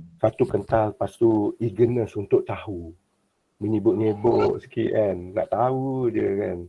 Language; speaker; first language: Malay; native; Malay